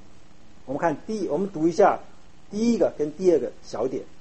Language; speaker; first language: Chinese; native; Chinese